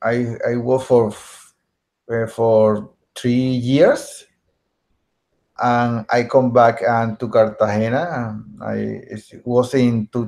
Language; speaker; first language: English; non-native, learner; Spanish